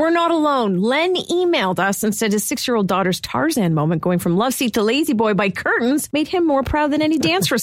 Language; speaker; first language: English; native; English